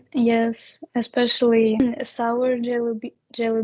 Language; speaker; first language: English; non-native, learner; Russian